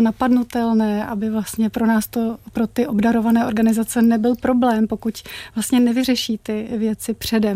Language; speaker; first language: Czech; native; Czech